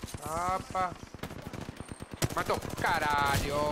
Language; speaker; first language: Portuguese; non-native, learner; Spanish